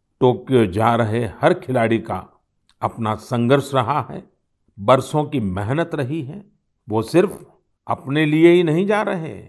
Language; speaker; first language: Hindi; non-native, local second language; Gujarati